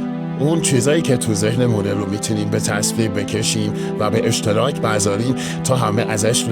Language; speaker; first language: Persian; native; Persian